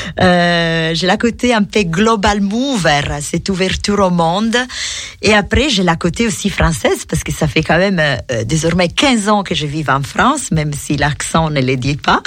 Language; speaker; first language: French; non-native, fluent; Italian